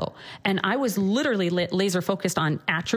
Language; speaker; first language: English; native; English